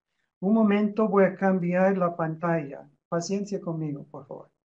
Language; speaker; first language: Spanish; non-native, fluent; English